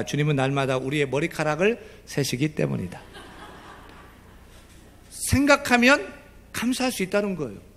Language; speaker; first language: Korean; native; Korean